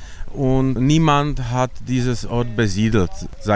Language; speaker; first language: German; non-native, fluent; Czech